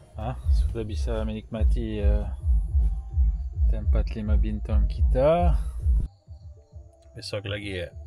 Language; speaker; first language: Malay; non-native, learner; French